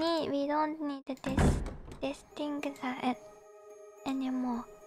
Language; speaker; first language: English; non-native, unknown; Japanese